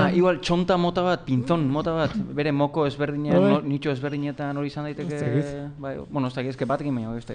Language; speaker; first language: Basque; native; Basque